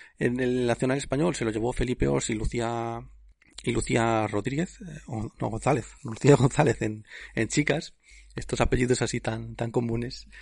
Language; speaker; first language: Spanish; native; Spanish